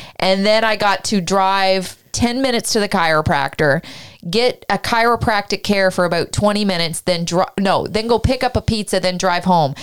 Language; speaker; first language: English; native; English